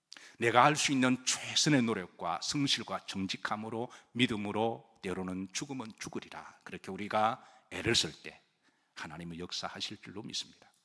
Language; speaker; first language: Korean; native; Korean